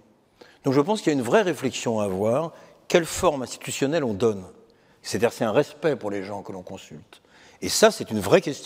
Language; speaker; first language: French; native; French